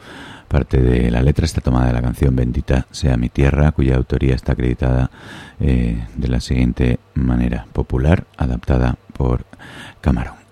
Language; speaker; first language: Spanish; native; Spanish